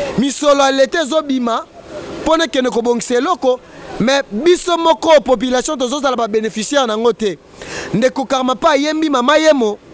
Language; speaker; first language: Lingala; native; Lingala